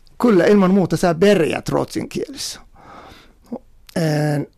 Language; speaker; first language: Finnish; non-native, fluent; Somali